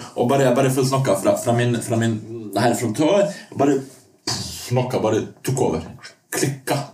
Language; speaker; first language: Norwegian; non-native, fluent; Bosnian